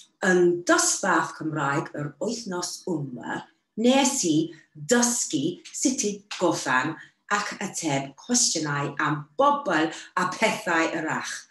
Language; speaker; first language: Welsh; non-native, learner; English